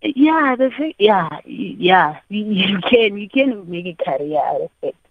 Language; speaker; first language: English; non-native, local second language; Xhosa